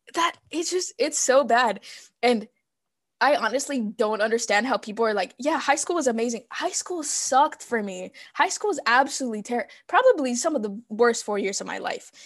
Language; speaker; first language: English; early bilingual, other home language; Spanish